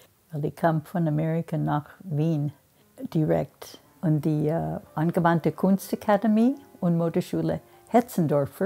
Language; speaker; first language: German; non-native, fluent; English